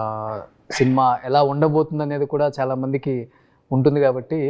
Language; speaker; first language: Telugu; native; Telugu